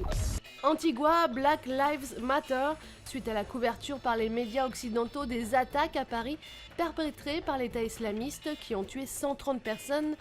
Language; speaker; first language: French; native; French